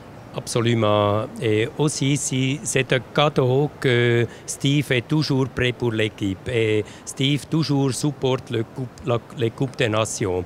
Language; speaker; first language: French; non-native, local second language; German